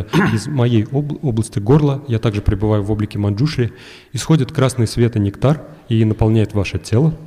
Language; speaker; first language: Russian; native; Russian